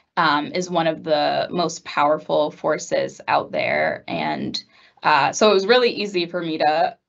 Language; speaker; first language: English; native; English